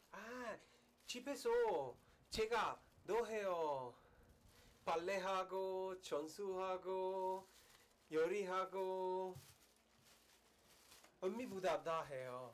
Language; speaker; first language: Korean; non-native, learner; Italian